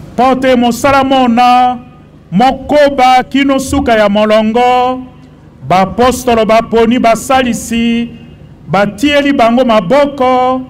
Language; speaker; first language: Lingala; native; Lingala